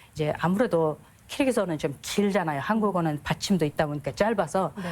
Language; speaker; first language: Korean; non-native, fluent; Kyrgyz